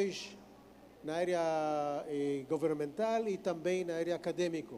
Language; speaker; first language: Portuguese; non-native, fluent; Hebrew